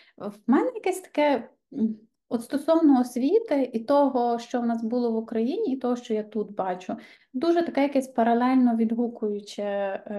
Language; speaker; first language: Ukrainian; native; Ukrainian